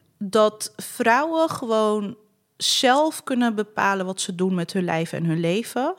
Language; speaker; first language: Dutch; early bilingual, other home language; Arabic